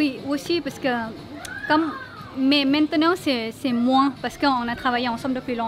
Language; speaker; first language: French; non-native, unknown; Thai